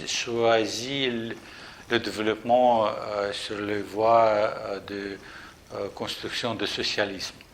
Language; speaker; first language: French; non-native, fluent; Russian